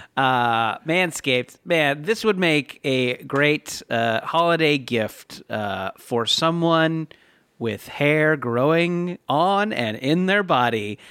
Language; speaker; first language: English; native; English